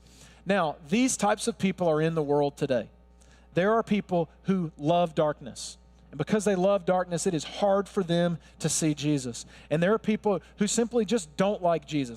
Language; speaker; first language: English; native; English